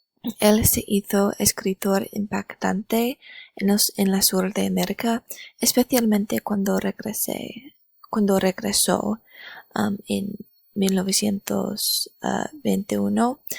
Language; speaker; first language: Spanish; non-native, learner; English